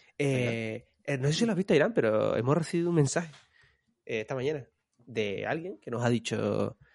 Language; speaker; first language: Spanish; native; Spanish